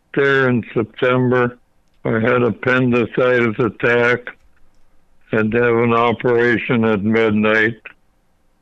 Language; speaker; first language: English; native; English